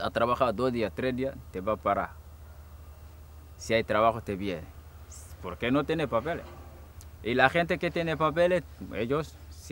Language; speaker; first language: Spanish; non-native, learner; Wolof